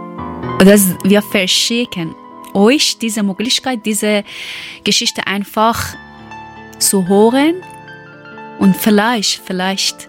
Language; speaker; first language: German; non-native, learner; Persian